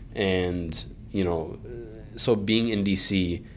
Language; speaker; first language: English; early bilingual, other home language; Arabic